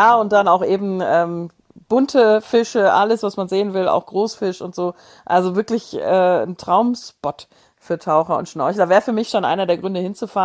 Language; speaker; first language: German; native; German